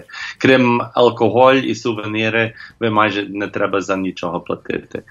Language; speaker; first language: Ukrainian; non-native, learner; English